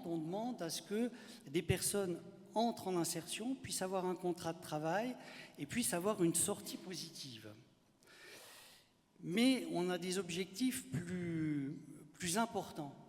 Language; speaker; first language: French; native; French